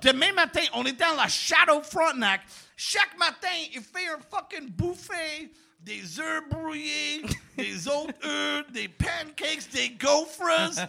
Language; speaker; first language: French; native; French